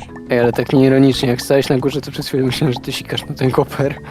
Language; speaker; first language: Polish; native; Polish